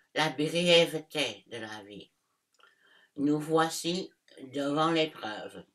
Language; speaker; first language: French; non-native, fluent; English